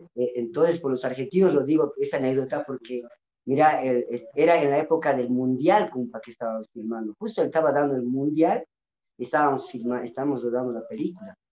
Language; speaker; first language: Spanish; non-native, local second language; Quechua